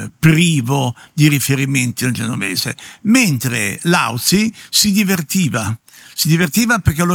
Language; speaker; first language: Italian; native; Italian